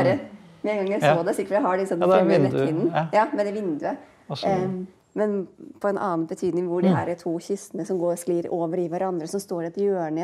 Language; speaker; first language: Norwegian; native; Norwegian